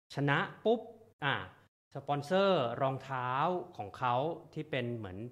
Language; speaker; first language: Thai; native; Thai